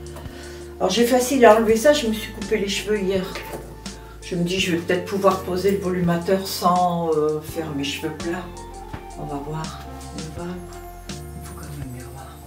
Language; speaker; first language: French; native; French